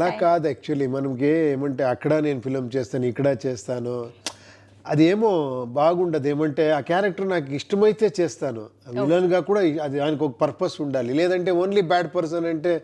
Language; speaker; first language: Telugu; non-native, local second language; Kannada